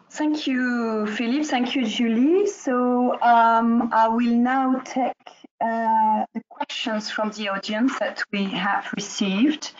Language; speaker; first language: English; non-native, fluent; French